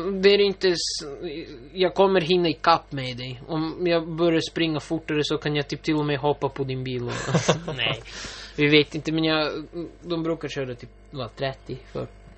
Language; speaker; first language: Swedish; non-native, local second language; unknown